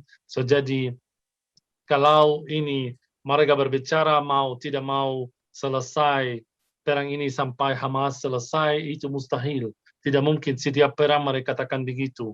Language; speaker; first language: Indonesian; non-native, fluent; Arabic